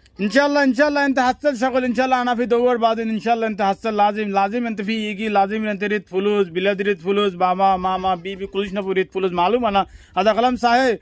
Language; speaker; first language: Arabic; non-native, learner; Bangla